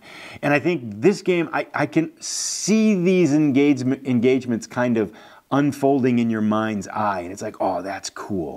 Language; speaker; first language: English; native; English